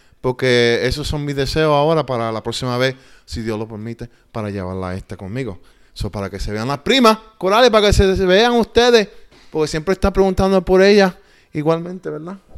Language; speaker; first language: Spanish; early bilingual, heritage; Spanish